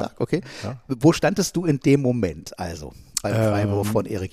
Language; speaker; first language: German; native; German